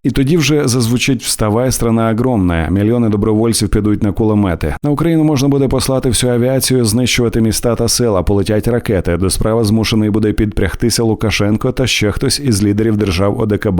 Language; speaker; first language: Ukrainian; native; Ukrainian